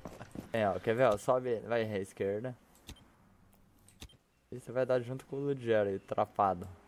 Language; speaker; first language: Portuguese; native; Portuguese